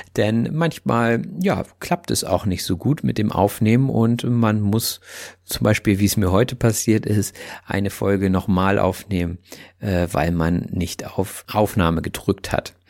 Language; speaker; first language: German; native; German